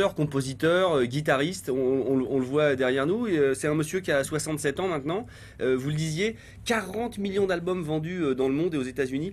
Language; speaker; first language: French; native; French